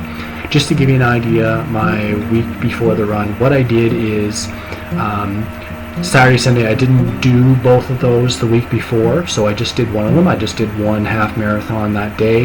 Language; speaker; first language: English; native; English